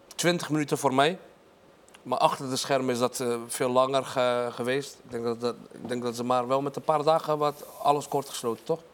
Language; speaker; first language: Dutch; early bilingual, other home language; Arabic